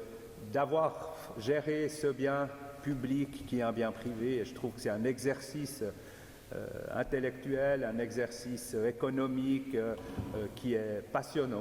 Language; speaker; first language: French; native; French